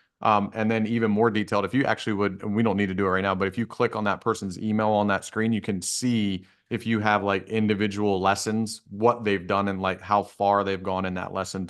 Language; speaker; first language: English; native; English